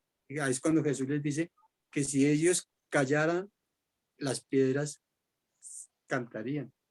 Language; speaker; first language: Spanish; native; Spanish